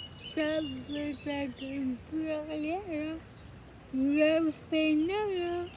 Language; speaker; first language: French; non-native, learner; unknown